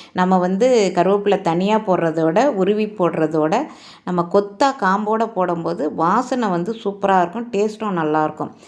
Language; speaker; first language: Tamil; native; Tamil